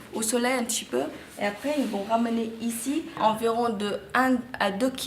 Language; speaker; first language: French; non-native, fluent; Vietnamese